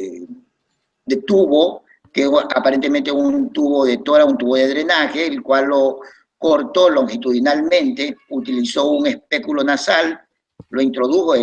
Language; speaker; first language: Spanish; native; Spanish